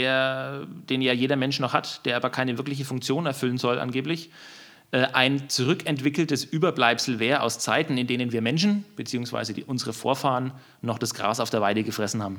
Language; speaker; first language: German; native; German